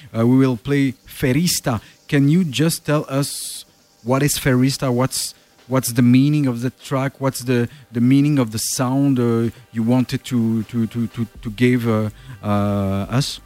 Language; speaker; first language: English; non-native, learner; French